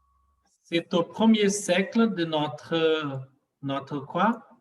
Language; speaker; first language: French; non-native, fluent; Portuguese